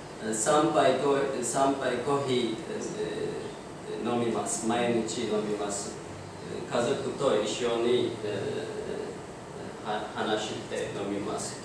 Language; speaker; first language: Japanese; non-native, learner; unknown